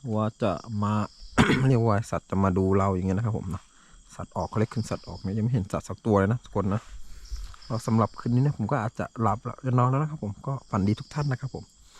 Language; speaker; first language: Thai; non-native, local second language; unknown